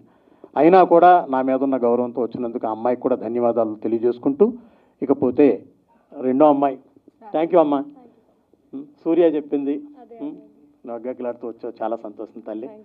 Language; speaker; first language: Telugu; native; Telugu